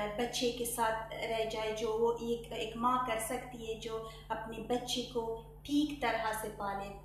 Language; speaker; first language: Hindi; non-native, fluent; Persian